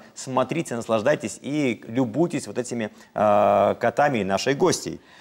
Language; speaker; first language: Russian; native; Russian